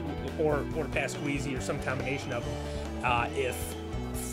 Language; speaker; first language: English; native; English